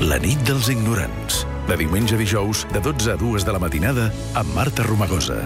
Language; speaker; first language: Catalan; native; Catalan